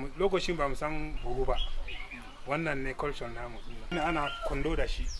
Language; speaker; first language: Hausa; non-native, local second language; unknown